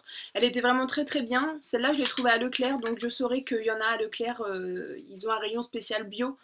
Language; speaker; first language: French; native; French